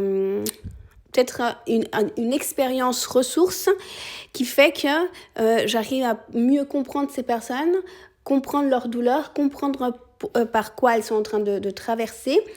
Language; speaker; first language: French; early bilingual, other home language; Spanish